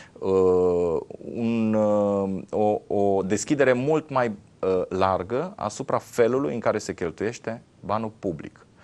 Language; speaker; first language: Romanian; native; Romanian